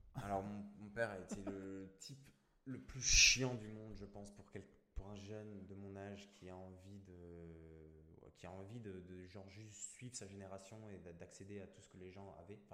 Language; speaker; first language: French; native; French